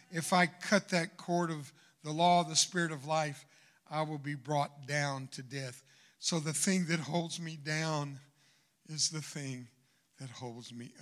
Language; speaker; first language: English; early bilingual, other home language; Spanish